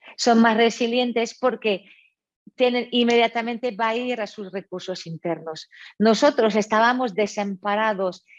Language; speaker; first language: Spanish; non-native, fluent; French